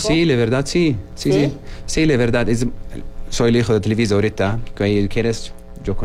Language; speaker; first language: Spanish; non-native, learner; Arabic